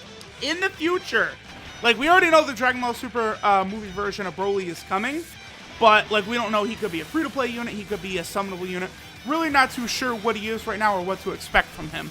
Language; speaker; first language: English; native; English